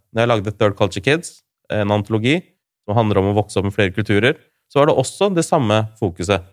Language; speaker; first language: Norwegian; early bilingual, other home language; Urdu